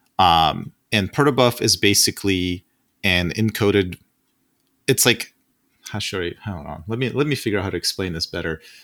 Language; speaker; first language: English; non-native, fluent; Russian